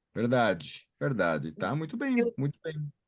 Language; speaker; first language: Portuguese; non-native, fluent; Spanish